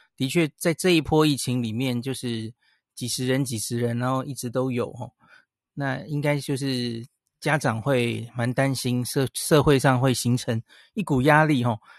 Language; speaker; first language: Chinese; native; Chinese